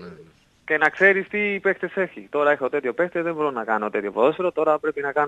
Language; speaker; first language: Greek; non-native, learner; Spanish